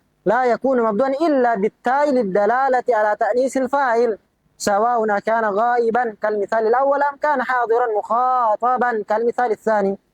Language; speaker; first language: Arabic; non-native, fluent; Indonesian